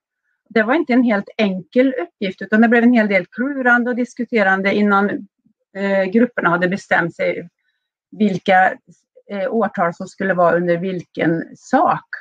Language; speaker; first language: Swedish; native; Swedish